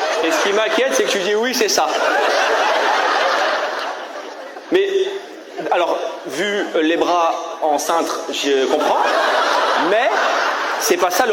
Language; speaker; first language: French; native; French